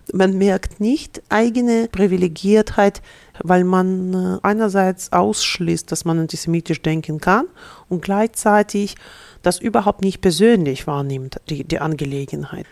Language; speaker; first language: German; non-native, fluent; Russian